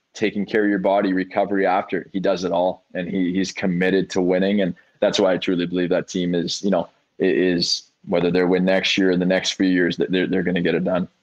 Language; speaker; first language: English; native; English